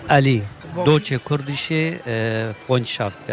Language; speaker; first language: German; non-native, local second language; Kurdish